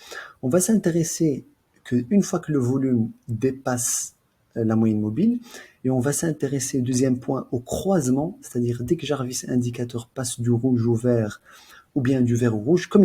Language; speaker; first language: French; native; French